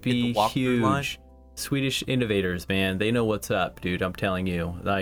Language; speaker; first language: English; native; English